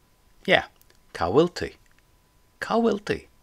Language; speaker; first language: Irish; non-native, local second language; English